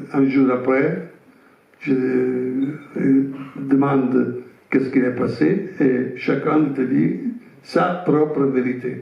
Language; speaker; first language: French; non-native, fluent; Italian